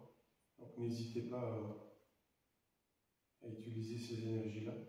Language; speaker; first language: French; native; French